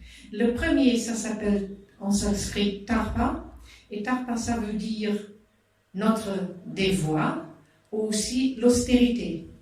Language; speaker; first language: French; non-native, fluent; German